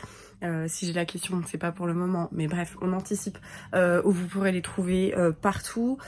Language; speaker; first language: French; native; French